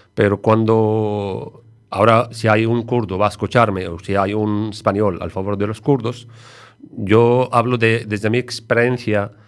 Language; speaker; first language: Spanish; non-native, fluent; Arabic